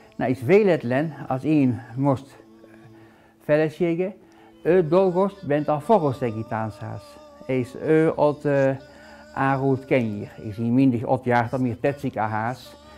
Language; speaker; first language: Hungarian; non-native, learner; Dutch